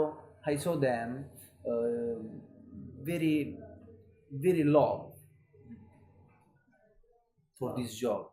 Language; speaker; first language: English; non-native, learner; Italian